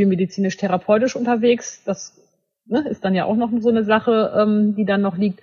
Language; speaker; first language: German; native; German